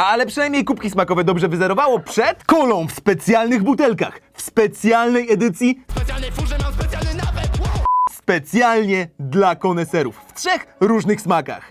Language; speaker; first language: Polish; native; Polish